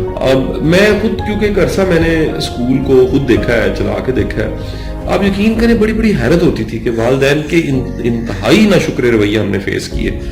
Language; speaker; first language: Urdu; non-native, local second language; Punjabi